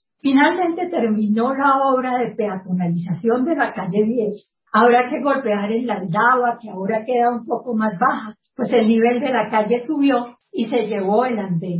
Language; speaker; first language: Spanish; native; Spanish